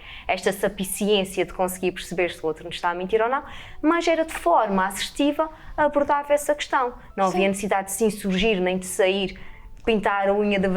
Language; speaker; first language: Portuguese; native; Portuguese